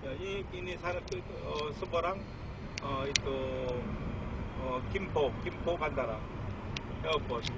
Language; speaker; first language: Indonesian; non-native, learner; Korean